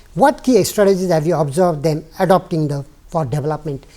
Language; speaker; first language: English; non-native, local second language; Nepali